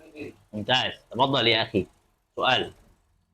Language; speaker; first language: Arabic; non-native, fluent; Indonesian